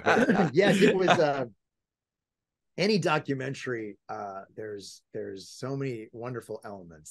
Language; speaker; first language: English; native; English